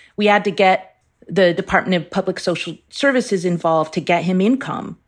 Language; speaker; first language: English; early bilingual, other home language; Persian